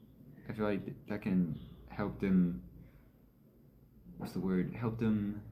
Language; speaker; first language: English; non-native, fluent; Chinese